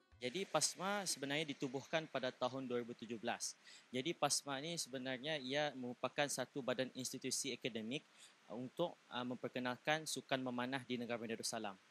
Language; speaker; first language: Malay; native; Malay